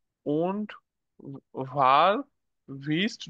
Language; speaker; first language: German; non-native, learner; Bangla